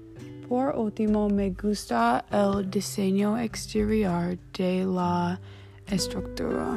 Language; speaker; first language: Spanish; non-native, learner; English